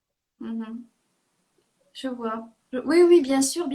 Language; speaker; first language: French; native; French